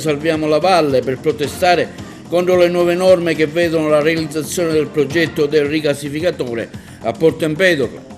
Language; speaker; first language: Italian; native; Italian